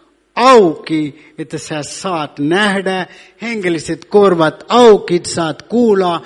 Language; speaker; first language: Finnish; non-native, fluent; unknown